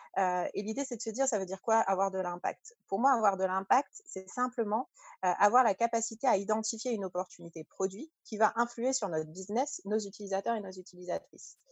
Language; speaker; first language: French; early bilingual, other home language; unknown